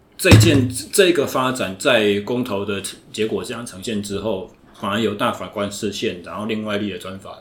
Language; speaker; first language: Chinese; native; Chinese